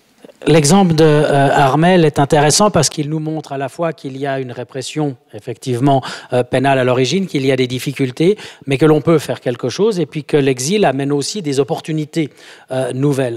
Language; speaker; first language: French; native; French